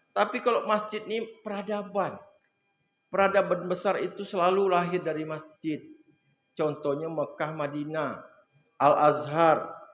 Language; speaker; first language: Malay; native; Malay